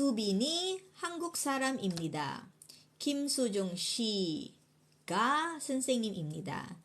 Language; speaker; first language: Korean; non-native, fluent; Filipino